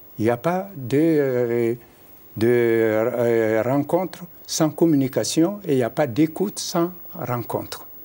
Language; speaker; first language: French; non-native, local second language; Mandingo